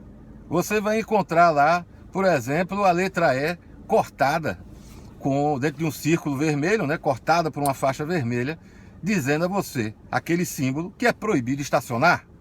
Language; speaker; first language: Portuguese; native; Portuguese